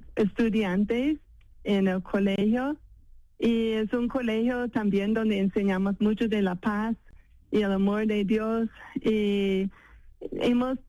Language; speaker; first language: Spanish; non-native, fluent; English